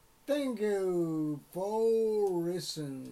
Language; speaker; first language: English; non-native, learner; Japanese